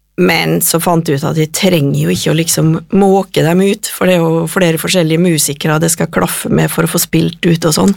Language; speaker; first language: Norwegian; native; Norwegian